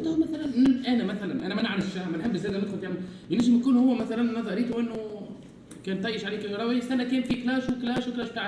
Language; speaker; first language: Arabic; native; Arabic